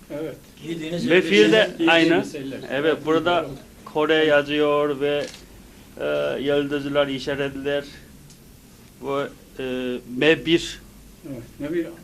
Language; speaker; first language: Turkish; non-native, fluent; Korean